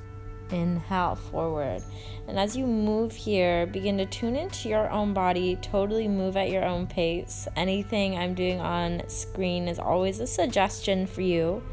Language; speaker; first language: English; native; English